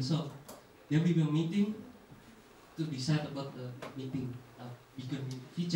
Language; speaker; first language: English; non-native, fluent; Indonesian